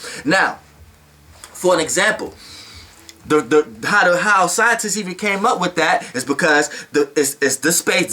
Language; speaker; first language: English; native; English